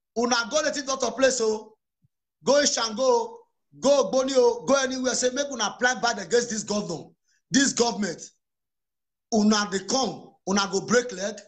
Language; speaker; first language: Nigerian Pidgin; non-native, local second language; Bini